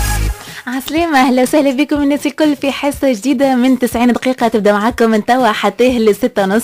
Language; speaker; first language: Arabic; native; Arabic